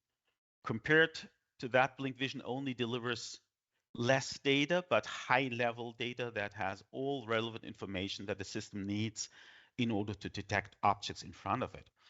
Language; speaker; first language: English; non-native, fluent; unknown